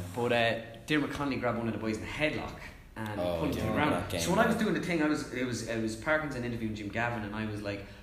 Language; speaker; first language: English; native; English